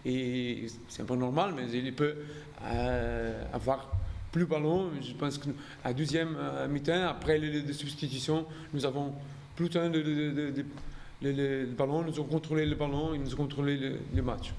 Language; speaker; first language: French; non-native, learner; Portuguese